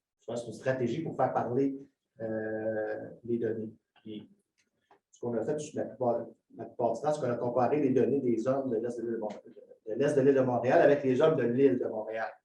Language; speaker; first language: French; native; French